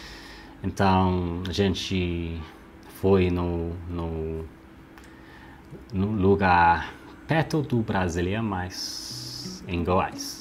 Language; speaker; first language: Portuguese; non-native, learner; English